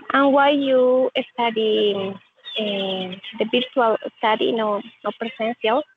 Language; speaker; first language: English; non-native, learner; Spanish